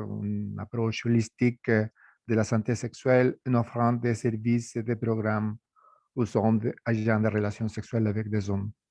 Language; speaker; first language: French; non-native, fluent; Spanish